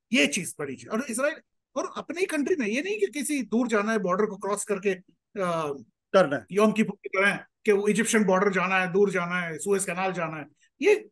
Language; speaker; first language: Hindi; native; Hindi